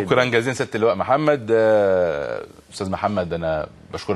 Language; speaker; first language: Arabic; native; Arabic